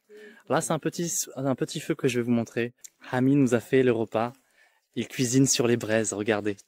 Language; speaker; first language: French; native; French